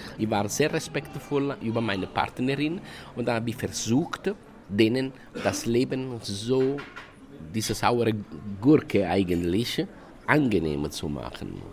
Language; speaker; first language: German; non-native, fluent; Italian